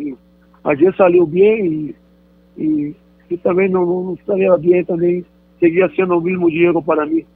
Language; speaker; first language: Spanish; non-native, fluent; Portuguese